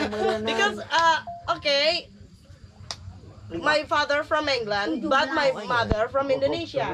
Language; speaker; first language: English; non-native, learner; Sundanese